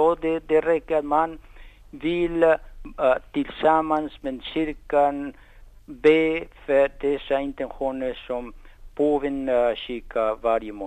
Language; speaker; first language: Swedish; non-native, fluent; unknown